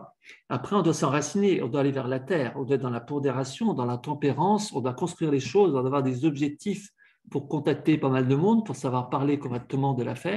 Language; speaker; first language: French; native; French